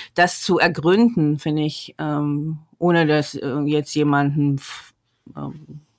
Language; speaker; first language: German; native; German